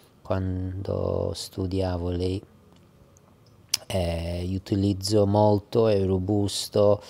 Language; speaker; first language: Italian; early bilingual, heritage; English